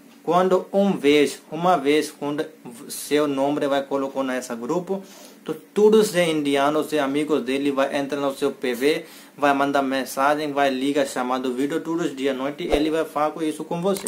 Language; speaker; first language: Portuguese; non-native, learner; Hindi